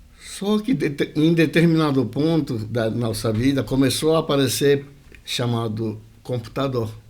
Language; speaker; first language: Portuguese; early bilingual, other home language; Japanese